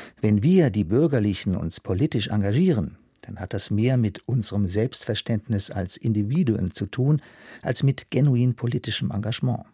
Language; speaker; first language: German; native; German